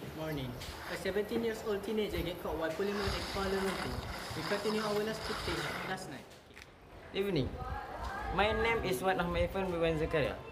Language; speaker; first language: English; non-native, learner; Malay